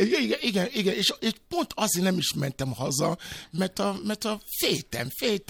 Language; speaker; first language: Hungarian; non-native, fluent; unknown